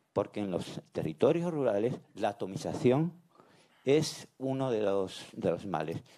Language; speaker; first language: Spanish; native; Spanish